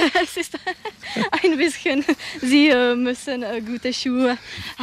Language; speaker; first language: German; non-native, learner; Czech